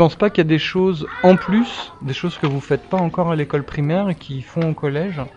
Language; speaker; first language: French; native; French